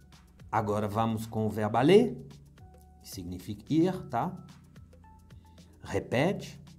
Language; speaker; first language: Portuguese; non-native, fluent; French